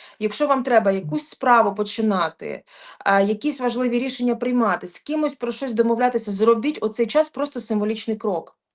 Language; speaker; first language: Ukrainian; non-native, local second language; Russian